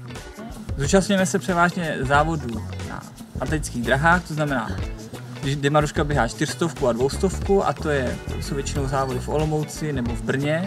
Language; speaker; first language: Czech; native; Czech